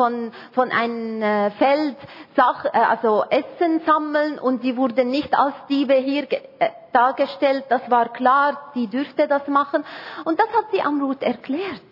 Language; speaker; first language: German; non-native, fluent; Arabic